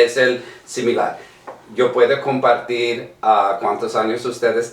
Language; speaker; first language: Spanish; non-native, learner; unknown